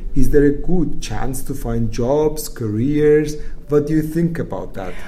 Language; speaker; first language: English; non-native, fluent; Persian